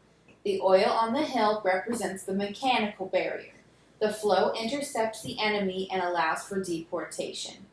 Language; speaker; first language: English; native; English